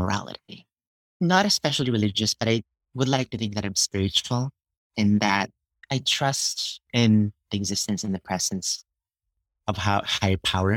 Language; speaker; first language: English; non-native, local second language; Cebuano